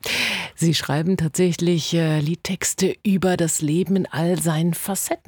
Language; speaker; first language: German; native; German